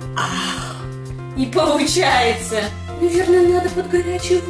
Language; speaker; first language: Russian; native; Russian